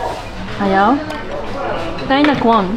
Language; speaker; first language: Filipino; non-native, learner; Japanese